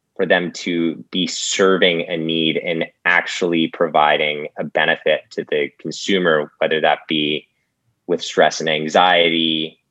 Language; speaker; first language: English; native; English